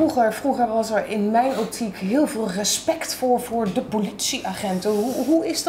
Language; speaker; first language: Dutch; native; Dutch